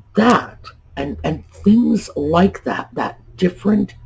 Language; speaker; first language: English; native; English